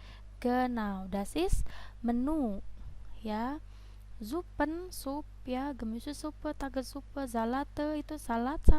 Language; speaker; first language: German; non-native, fluent; Indonesian